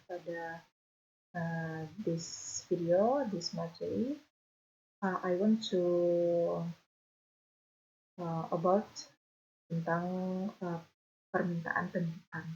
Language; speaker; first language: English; non-native, learner; Indonesian